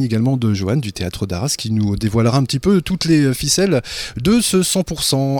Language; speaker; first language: French; native; French